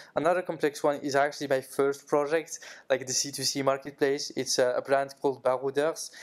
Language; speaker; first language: English; non-native, fluent; Arabic